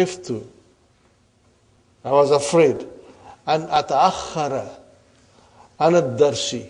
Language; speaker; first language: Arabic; non-native, fluent; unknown